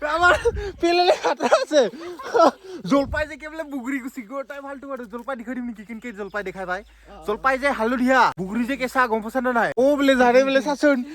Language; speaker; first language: Assamese; non-native, local second language; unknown